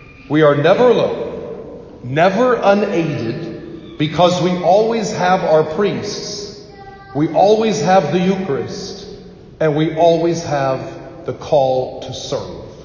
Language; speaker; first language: English; native; English